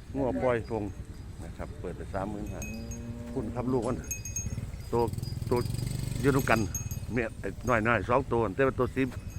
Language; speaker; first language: Thai; native; Thai